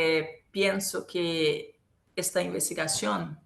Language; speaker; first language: Spanish; non-native, local second language; Portuguese